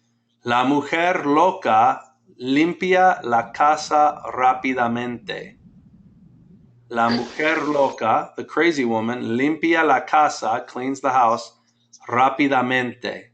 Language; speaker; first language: Spanish; non-native, fluent; English